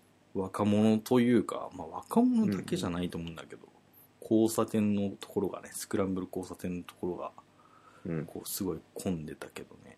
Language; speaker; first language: Japanese; native; Japanese